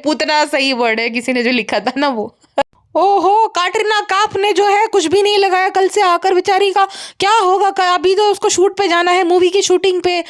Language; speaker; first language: Hindi; non-native, local second language; Gujarati